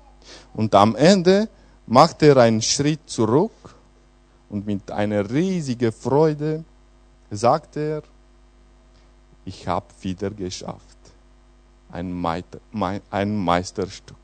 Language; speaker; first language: German; non-native, fluent; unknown